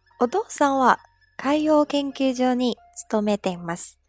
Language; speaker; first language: Japanese; non-native, fluent; Chinese